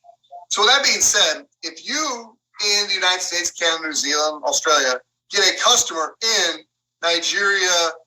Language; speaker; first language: English; native; English